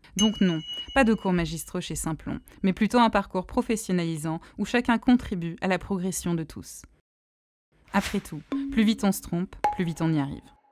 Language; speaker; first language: French; native; French